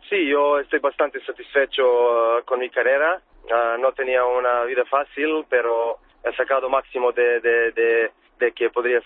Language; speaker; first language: Spanish; non-native, fluent; Serbian